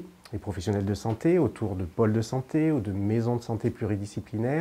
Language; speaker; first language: French; native; French